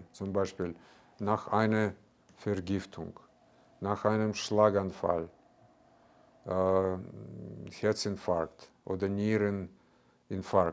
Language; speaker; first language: German; non-native, fluent; Russian